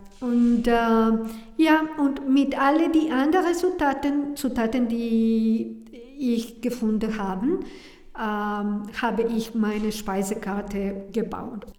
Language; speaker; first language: German; non-native, learner; Spanish